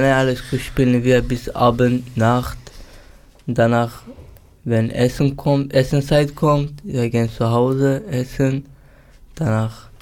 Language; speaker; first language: German; non-native, learner; Turkish